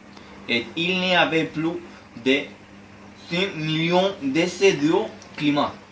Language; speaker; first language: French; non-native, learner; Spanish